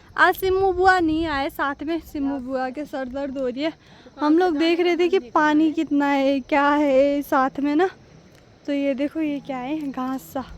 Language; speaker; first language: Hindi; non-native, fluent; Nepali